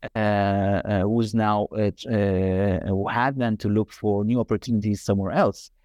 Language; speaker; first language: English; non-native, fluent; Arabic